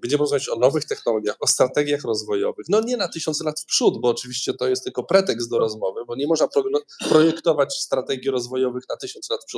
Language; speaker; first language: Polish; native; Polish